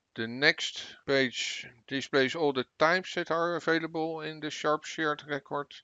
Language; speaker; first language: English; non-native, fluent; Dutch